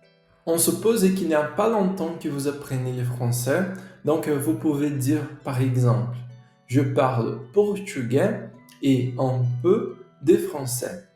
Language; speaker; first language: French; non-native, fluent; Portuguese